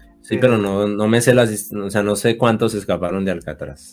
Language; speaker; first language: Spanish; native; Spanish